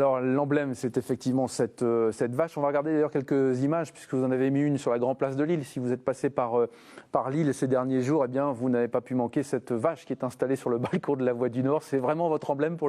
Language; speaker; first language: French; native; French